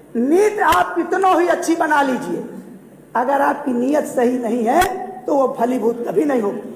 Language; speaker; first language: Hindi; native; Hindi